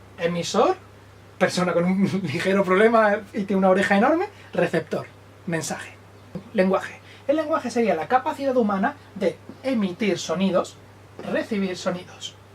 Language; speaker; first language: Spanish; native; Spanish